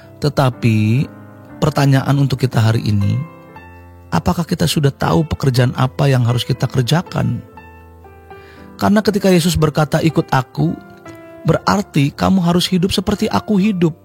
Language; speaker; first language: Indonesian; native; Indonesian